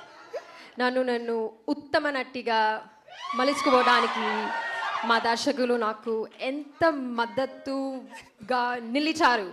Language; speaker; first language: Telugu; non-native, learner; Malayalam